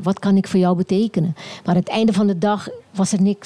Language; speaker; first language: Dutch; non-native, local second language; Papiamento